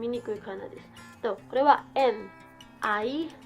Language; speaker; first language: Japanese; non-native, fluent; Cebuano